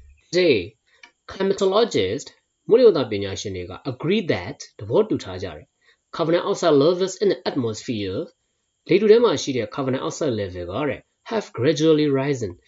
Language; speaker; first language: English; non-native, fluent; Burmese